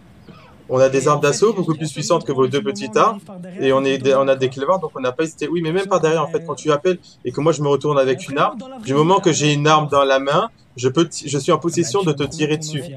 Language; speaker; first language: French; native; French